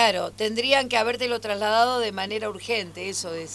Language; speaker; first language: Spanish; native; Spanish